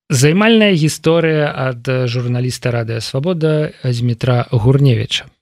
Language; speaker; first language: Belarusian; non-native, local second language; Russian